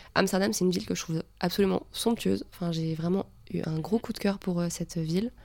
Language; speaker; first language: French; native; French